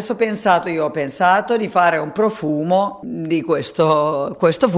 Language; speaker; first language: Italian; non-native, fluent; Finnish